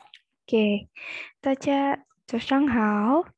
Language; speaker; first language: Chinese; non-native, fluent; Indonesian